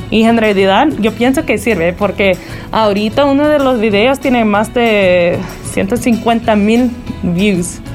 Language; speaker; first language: Spanish; early bilingual, heritage; Spanish